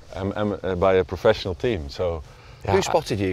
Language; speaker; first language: English; non-native, fluent; Dutch